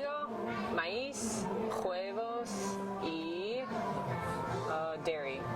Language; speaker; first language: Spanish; non-native, learner; English